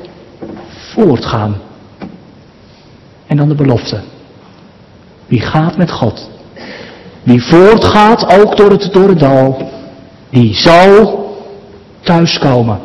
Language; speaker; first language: Dutch; native; Dutch